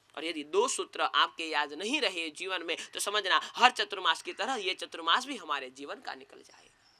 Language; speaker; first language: Hindi; non-native, local second language; Gujarati